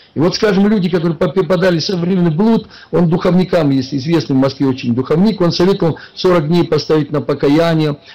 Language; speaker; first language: Russian; native; Russian